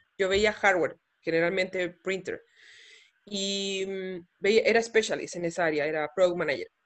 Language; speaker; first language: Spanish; native; Spanish